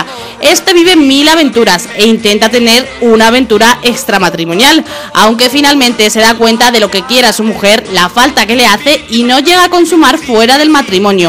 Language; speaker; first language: Spanish; native; Spanish